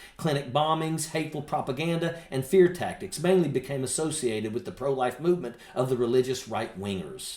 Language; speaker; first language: English; native; English